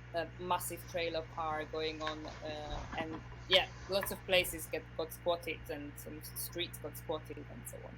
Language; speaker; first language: English; non-native, fluent; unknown